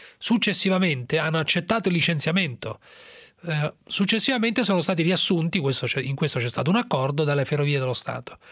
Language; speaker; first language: Italian; native; Italian